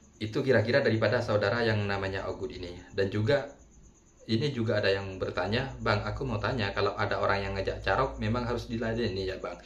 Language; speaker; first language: Indonesian; non-native, local second language; Madurese